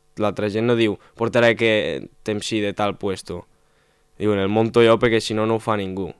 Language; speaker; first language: Catalan; non-native, local second language; Spanish